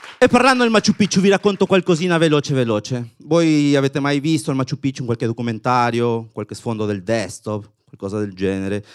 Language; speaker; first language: Italian; non-native, fluent; Spanish